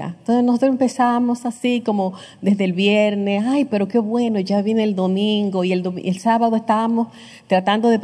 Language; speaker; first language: Spanish; native; Spanish